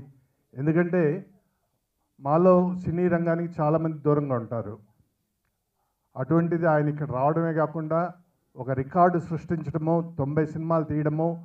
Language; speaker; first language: Telugu; native; Telugu